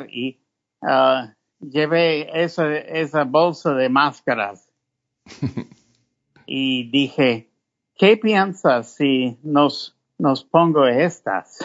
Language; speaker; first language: Spanish; non-native, fluent; English